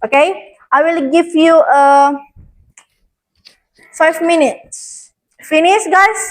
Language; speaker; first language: English; non-native, learner; Indonesian